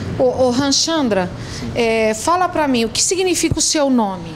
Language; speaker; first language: Portuguese; native; Portuguese